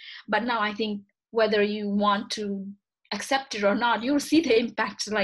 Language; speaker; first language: English; non-native, fluent; Indonesian